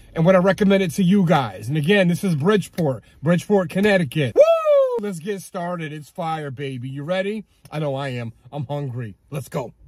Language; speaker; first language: English; native; English